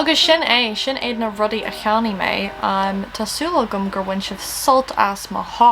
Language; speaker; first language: Irish; non-native, local second language; English